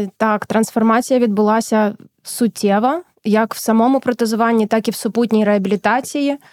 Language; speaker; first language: Ukrainian; early bilingual, heritage; Ukrainian